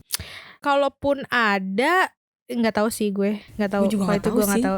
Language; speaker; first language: Indonesian; native; Indonesian